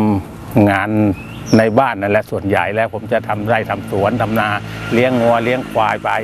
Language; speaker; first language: Thai; native; Thai